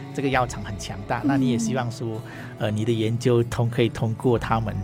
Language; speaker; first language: Chinese; non-native, local second language; Hakka Chinese